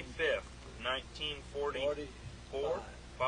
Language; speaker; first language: English; native; English